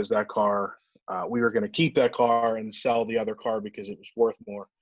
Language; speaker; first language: English; native; English